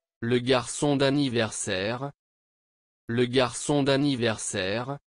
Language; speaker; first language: French; non-native, fluent; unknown